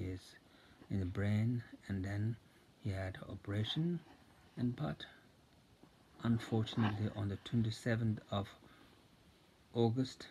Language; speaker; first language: English; non-native, fluent; Tibetan